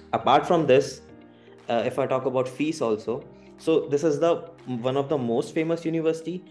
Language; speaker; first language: English; non-native, local second language; Hindi